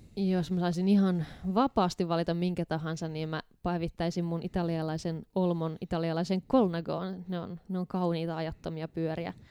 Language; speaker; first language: Finnish; native; Finnish